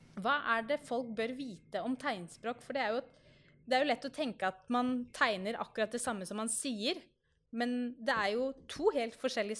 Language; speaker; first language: Norwegian; native; Norwegian